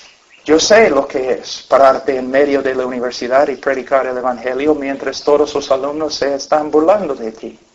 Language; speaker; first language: Spanish; non-native, fluent; English